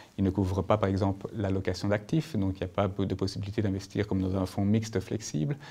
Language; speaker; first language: French; native; French